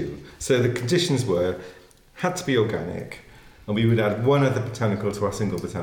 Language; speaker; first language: English; native; English